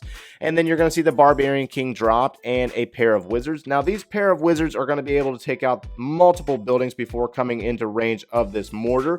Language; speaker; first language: English; native; English